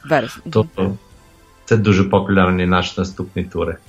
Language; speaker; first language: Ukrainian; early bilingual, heritage; English